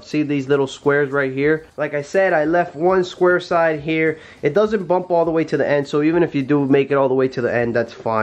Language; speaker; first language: English; native; English